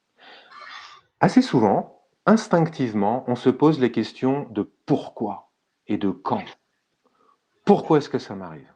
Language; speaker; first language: French; native; French